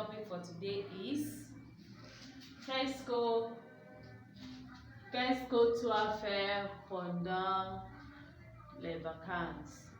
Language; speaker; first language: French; non-native, fluent; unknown